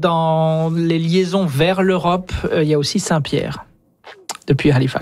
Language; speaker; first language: French; native; French